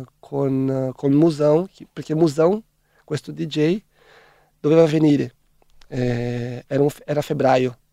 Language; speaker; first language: Italian; non-native, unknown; Portuguese